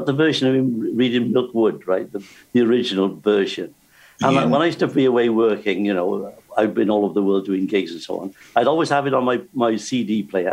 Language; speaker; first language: English; native; English